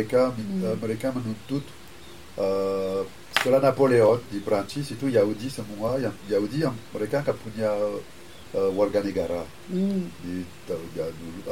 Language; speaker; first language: Indonesian; non-native, fluent; French